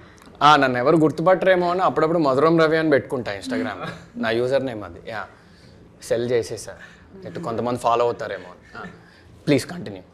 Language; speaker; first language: Telugu; native; Telugu